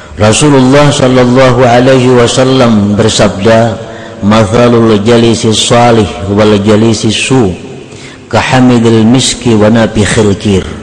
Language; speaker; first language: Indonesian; non-native, local second language; Banjar